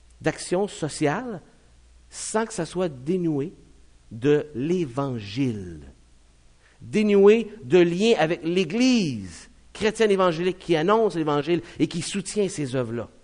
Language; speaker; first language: French; native; French